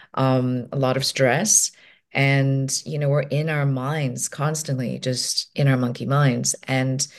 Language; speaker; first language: English; non-native, local second language; Cantonese